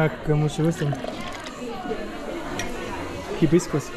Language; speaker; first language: Spanish; non-native, learner; German